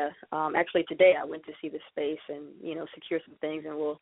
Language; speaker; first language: English; native; English